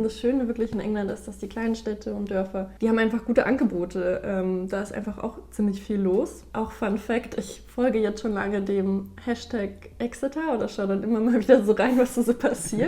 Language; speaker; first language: German; native; German